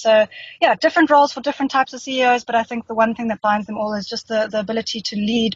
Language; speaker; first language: English; native; English